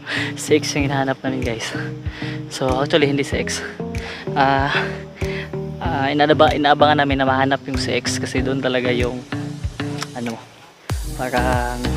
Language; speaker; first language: Filipino; non-native, local second language; Cebuano